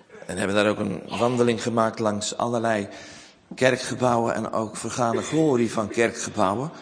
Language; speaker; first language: Dutch; native; Dutch